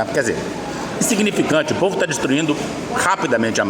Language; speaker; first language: Portuguese; native; Portuguese